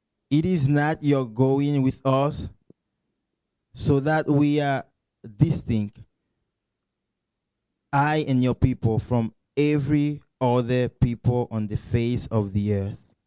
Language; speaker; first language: English; non-native, learner; Spanish